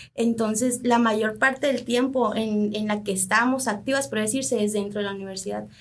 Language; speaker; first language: Spanish; native; Spanish